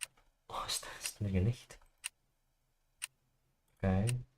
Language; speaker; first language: Icelandic; non-native, learner; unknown